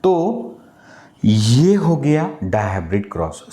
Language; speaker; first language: Hindi; non-native, local second language; Marathi